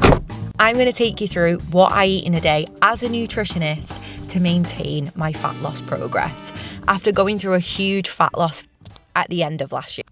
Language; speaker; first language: English; native; English